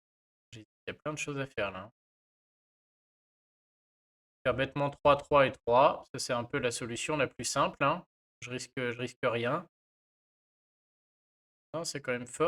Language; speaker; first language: French; native; French